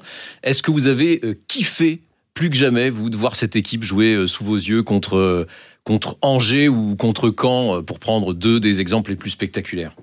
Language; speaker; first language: French; native; French